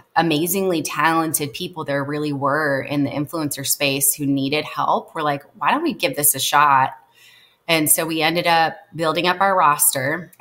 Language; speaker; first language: English; native; English